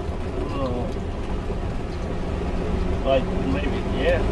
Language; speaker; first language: English; non-native, learner; Spanish